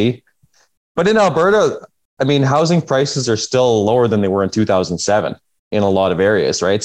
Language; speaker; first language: English; native; English